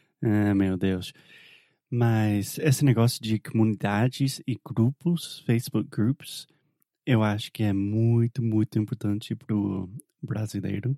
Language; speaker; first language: Portuguese; non-native, fluent; English